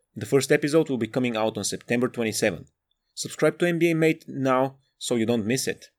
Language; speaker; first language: English; non-native, fluent; Bulgarian